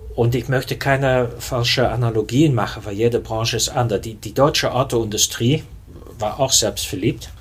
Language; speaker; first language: German; non-native, fluent; Dutch